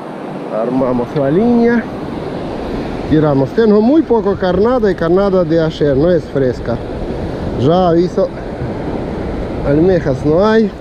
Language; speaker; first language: Spanish; non-native, fluent; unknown